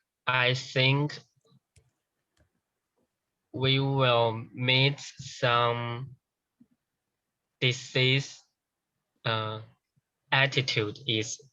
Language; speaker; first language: English; non-native, learner; Chinese